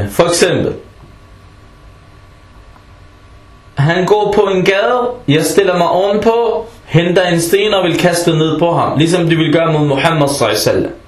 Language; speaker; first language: Danish; non-native, fluent; Arabic